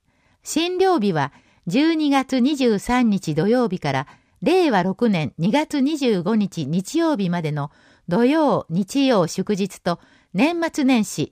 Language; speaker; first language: Japanese; native; Japanese